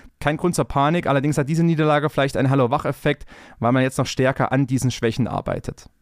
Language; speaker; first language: German; native; German